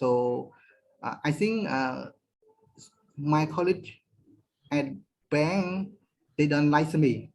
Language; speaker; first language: English; non-native, learner; Khmer